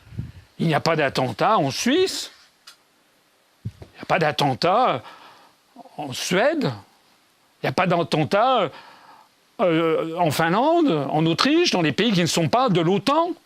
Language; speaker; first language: French; native; French